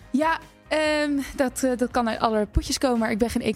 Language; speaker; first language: Dutch; native; Dutch